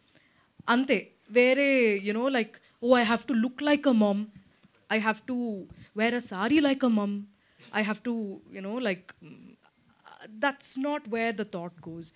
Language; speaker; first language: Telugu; non-native, local second language; Malayalam